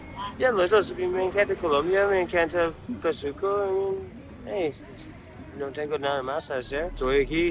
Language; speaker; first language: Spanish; non-native, learner; English